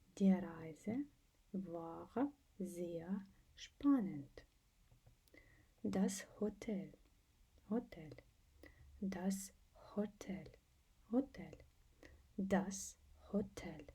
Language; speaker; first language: German; non-native, fluent; Ukrainian